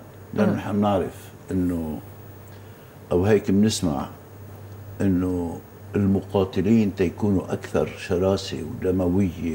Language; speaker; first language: Arabic; native; Arabic